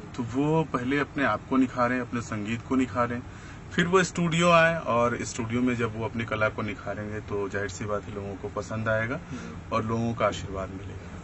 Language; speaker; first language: Hindi; native; Hindi